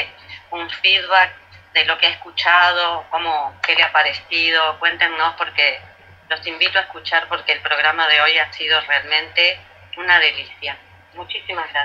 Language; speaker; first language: Spanish; native; Spanish